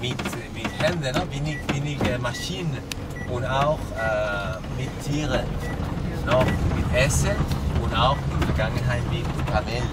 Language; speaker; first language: German; non-native, learner; Spanish